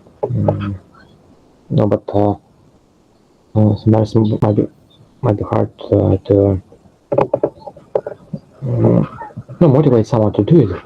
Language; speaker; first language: English; non-native, fluent; Russian